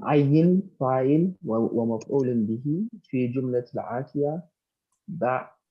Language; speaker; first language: Arabic; non-native, learner; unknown